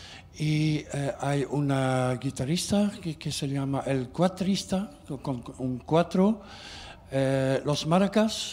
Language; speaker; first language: Spanish; non-native, learner; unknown